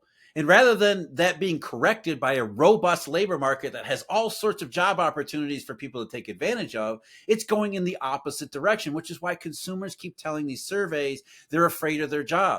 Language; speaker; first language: English; native; English